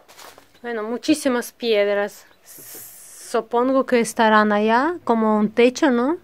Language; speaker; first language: Spanish; non-native, learner; Russian